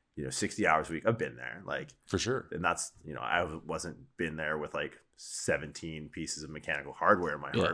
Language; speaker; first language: English; native; English